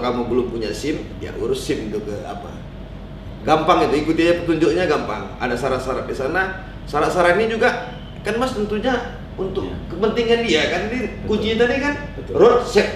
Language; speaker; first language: Indonesian; native; Indonesian